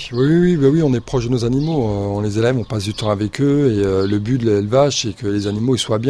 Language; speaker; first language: French; native; French